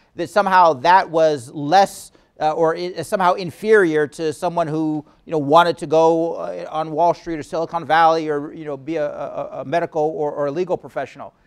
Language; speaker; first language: English; native; English